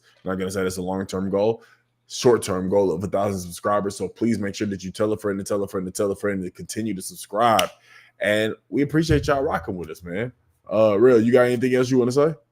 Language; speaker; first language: English; native; English